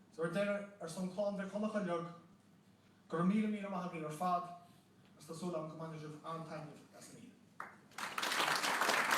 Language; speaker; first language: Irish; native; Irish